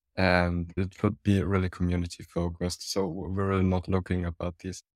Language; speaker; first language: English; non-native, fluent; German